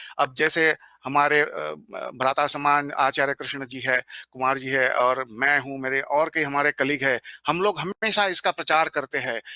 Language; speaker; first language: Hindi; non-native, local second language; Marathi